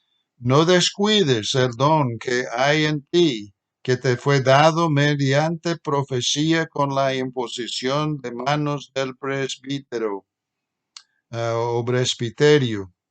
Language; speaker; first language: Spanish; non-native, fluent; English